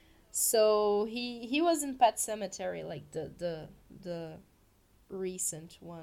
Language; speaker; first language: English; non-native, fluent; Portuguese